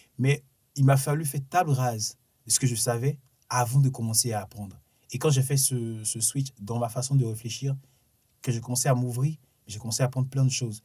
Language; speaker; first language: French; non-native, local second language; Sango